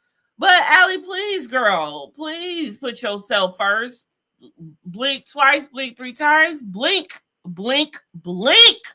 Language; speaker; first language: English; native; English